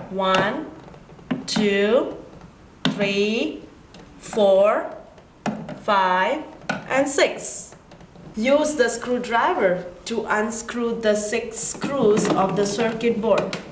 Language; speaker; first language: English; non-native, learner; Chinese